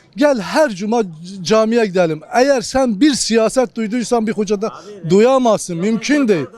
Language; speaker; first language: Turkish; non-native, local second language; Kurdish